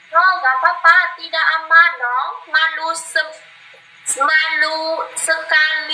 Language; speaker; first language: Indonesian; non-native, learner; Vietnamese